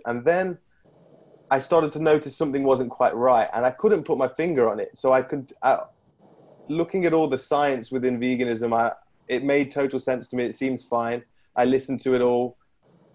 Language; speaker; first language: English; native; English